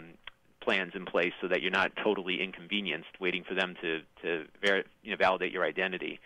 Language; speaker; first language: English; native; English